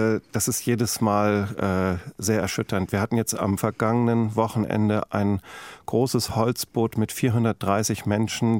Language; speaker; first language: German; native; German